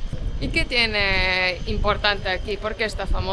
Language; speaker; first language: Spanish; non-native, fluent; Estonian